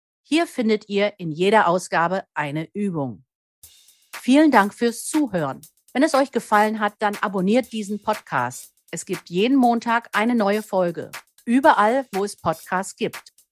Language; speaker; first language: German; native; German